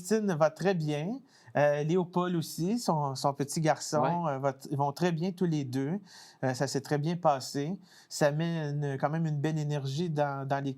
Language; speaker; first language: French; native; French